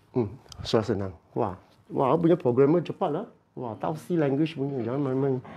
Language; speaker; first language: Malay; non-native, local second language; Chinese